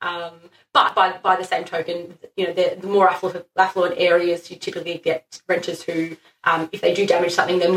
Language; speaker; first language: English; native; English